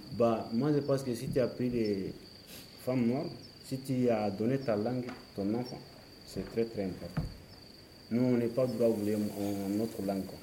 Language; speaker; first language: French; non-native, learner; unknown